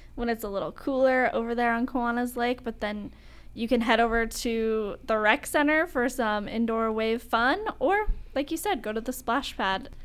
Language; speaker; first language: English; native; English